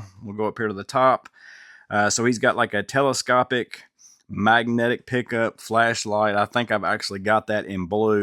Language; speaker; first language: English; native; English